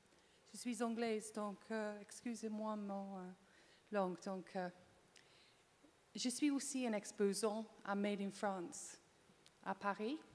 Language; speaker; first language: French; non-native, learner; English